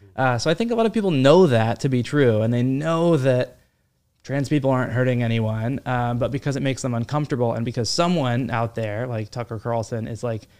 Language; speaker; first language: English; native; English